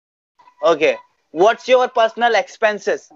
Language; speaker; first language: English; non-native, fluent; Bangla